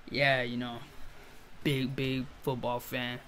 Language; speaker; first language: English; native; English